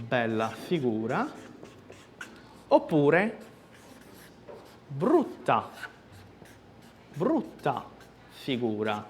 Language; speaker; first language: Italian; non-native, fluent; Portuguese